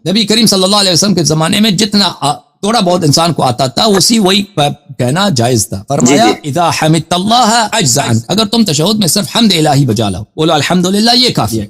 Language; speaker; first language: Urdu; non-native, fluent; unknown